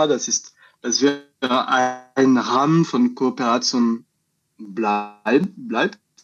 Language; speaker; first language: German; non-native, learner; French